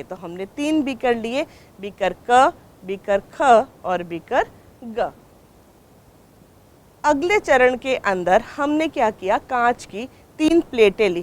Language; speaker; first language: Hindi; native; Hindi